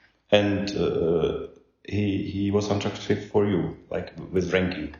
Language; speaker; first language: English; non-native, fluent; Czech